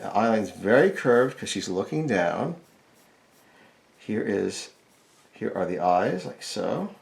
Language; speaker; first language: English; native; English